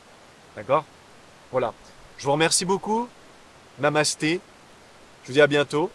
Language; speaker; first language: French; native; French